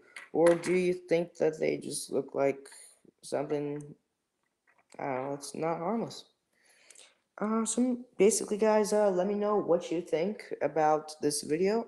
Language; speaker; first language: English; native; English